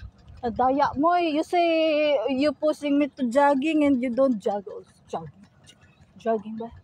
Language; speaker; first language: English; non-native, learner; Filipino